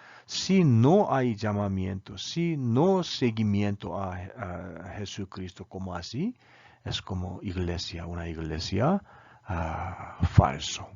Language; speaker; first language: Spanish; non-native, learner; Korean